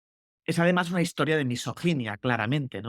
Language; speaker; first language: Spanish; native; Spanish